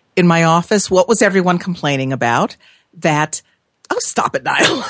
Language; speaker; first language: English; native; English